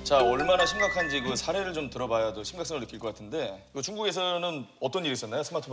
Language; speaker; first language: Korean; native; Korean